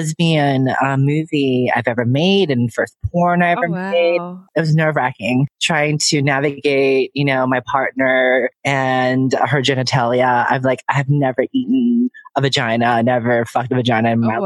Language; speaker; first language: English; native; English